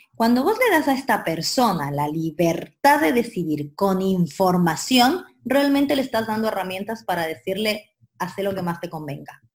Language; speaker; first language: Spanish; native; Spanish